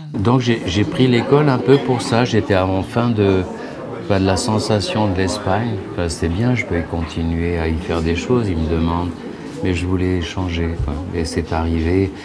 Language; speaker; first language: French; early bilingual, other home language; Spanish